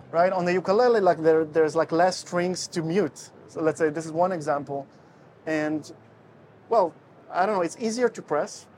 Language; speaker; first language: English; non-native, fluent; Russian